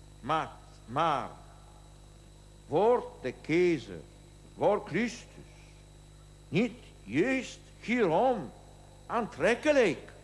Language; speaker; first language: Dutch; non-native, learner; Polish